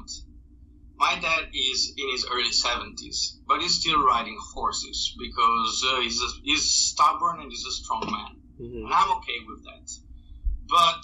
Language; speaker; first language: English; non-native, fluent; Italian